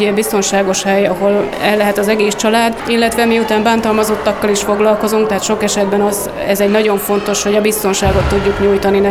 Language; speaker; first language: Hungarian; native; Hungarian